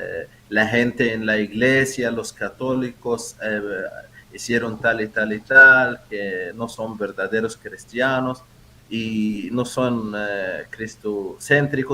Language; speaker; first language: Spanish; non-native, fluent; Arabic